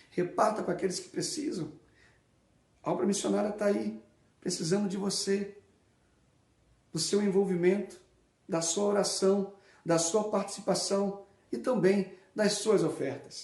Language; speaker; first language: Portuguese; native; Portuguese